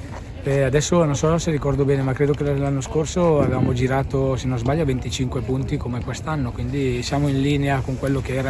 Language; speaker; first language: Italian; native; Italian